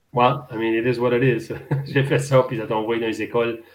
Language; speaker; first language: French; native; French